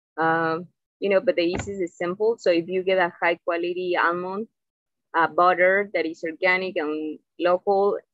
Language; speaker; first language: English; non-native, fluent; Spanish